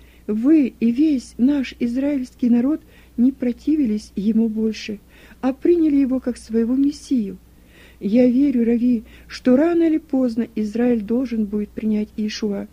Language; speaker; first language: Russian; native; Russian